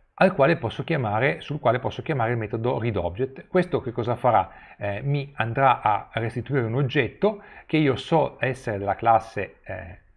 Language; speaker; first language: Italian; native; Italian